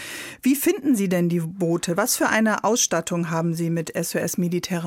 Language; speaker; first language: German; native; German